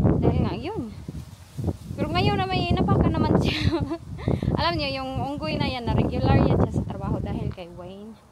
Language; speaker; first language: Filipino; non-native, local second language; Cebuano